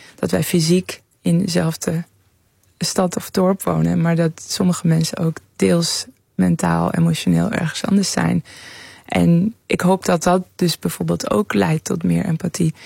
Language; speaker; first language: Dutch; early bilingual, other home language; Persian